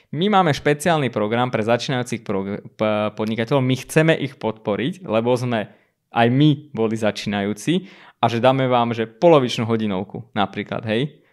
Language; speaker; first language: Slovak; early bilingual, other home language; Armenian